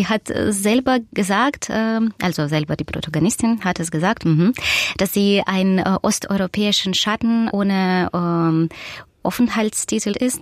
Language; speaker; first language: German; non-native, fluent; Russian